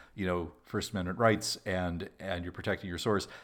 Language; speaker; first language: English; native; English